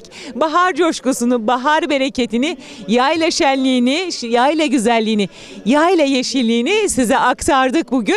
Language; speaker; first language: Turkish; native; Turkish